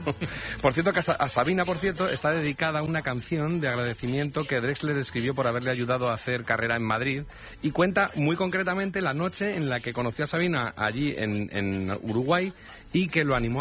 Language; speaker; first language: Spanish; native; Spanish